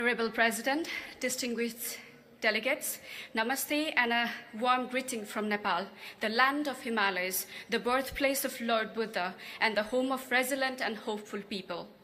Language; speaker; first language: English; non-native, local second language; Nepali